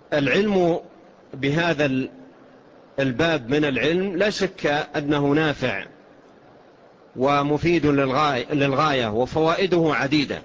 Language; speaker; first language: Arabic; native; Arabic